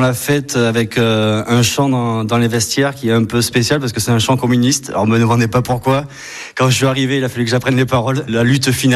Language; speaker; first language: French; native; French